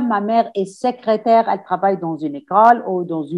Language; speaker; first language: French; non-native, fluent; Arabic